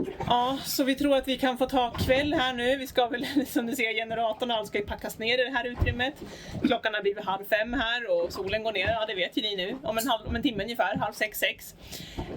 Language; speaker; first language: Swedish; native; Swedish